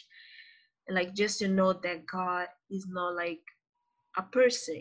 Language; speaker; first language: English; non-native, fluent; Portuguese